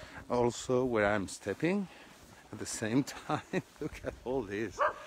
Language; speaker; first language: English; non-native, fluent; Spanish